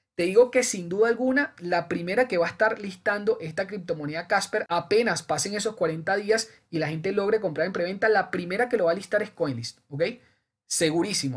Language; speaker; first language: Spanish; native; Spanish